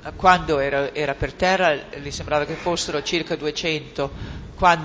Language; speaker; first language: Italian; native; Italian